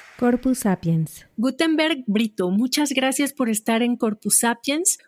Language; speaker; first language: Spanish; native; Spanish